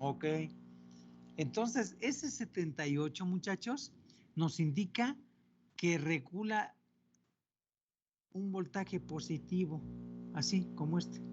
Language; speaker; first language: Spanish; native; Spanish